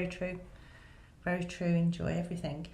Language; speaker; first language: English; native; English